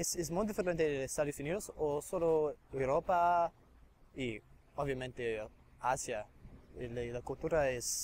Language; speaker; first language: Spanish; non-native, learner; English